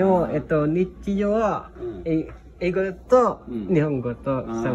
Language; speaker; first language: Japanese; non-native, learner; Indonesian